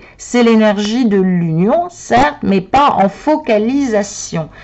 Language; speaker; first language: French; native; French